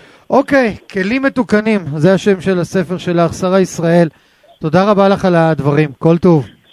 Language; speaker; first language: Hebrew; native; Hebrew